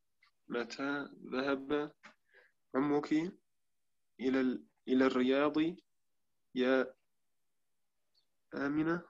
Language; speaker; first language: Arabic; non-native, learner; German